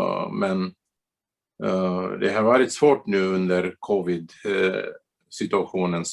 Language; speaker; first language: Swedish; non-native, fluent; Bulgarian